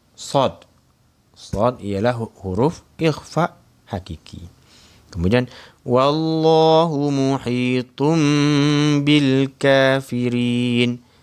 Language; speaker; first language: Malay; native; Malay